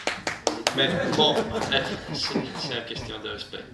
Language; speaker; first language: French; non-native, learner; Italian